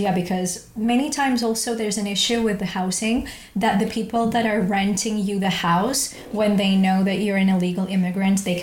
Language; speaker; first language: English; non-native, fluent; Russian